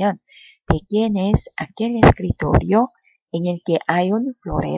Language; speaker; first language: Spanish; non-native, fluent; Korean